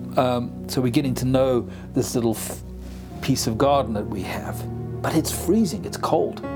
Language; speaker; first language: English; native; English